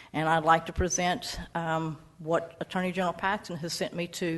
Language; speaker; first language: English; native; English